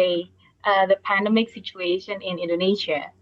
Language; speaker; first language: English; non-native, fluent; Indonesian